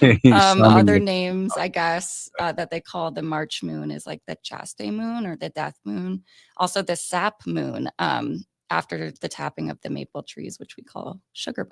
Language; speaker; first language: English; native; English